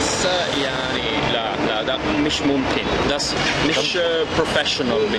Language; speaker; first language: Arabic; non-native, fluent; Italian